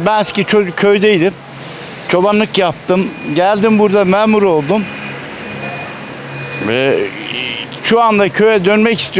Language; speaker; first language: Turkish; native; Turkish